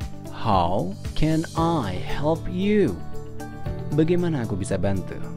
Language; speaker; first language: English; non-native, fluent; Indonesian